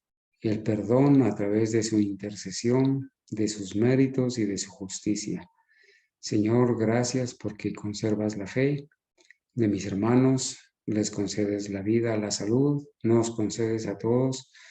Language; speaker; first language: Spanish; native; Spanish